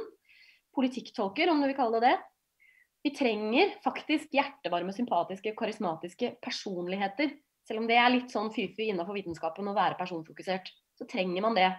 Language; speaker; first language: Norwegian; native; Norwegian